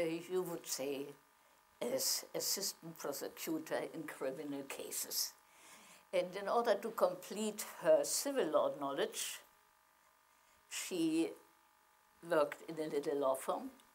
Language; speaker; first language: English; non-native, fluent; German